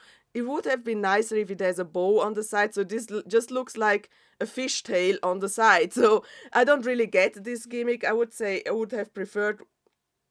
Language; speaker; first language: English; non-native, fluent; German